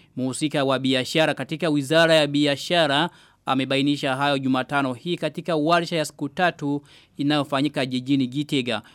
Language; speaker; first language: Swahili; non-native, local second language; Rundi